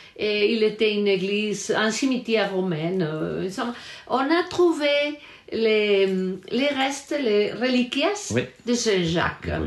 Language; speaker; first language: French; non-native, learner; Galician